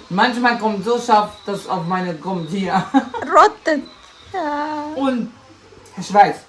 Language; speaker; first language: German; non-native, learner; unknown